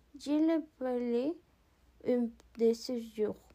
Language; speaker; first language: French; non-native, learner; Spanish